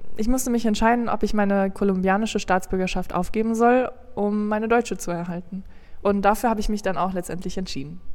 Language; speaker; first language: German; non-native, fluent; Spanish